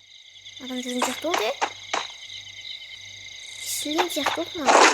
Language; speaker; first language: Kazakh; native; Kazakh